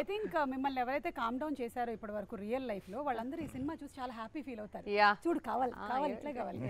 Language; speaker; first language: Telugu; native; Telugu